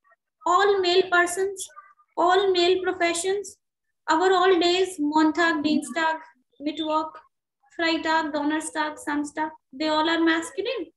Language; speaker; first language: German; non-native, learner; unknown